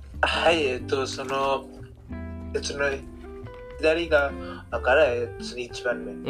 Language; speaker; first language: Japanese; non-native, learner; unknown